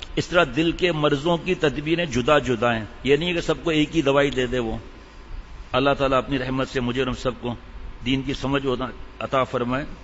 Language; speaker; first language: Urdu; native; Urdu